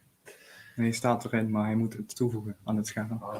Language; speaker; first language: Dutch; native; Dutch